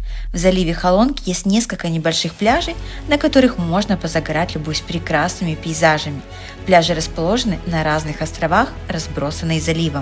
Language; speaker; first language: Russian; native; Russian